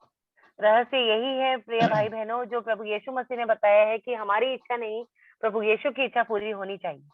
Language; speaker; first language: Hindi; native; Hindi